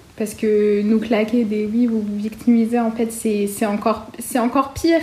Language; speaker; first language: French; native; French